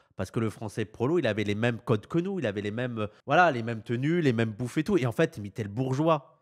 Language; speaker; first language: French; native; French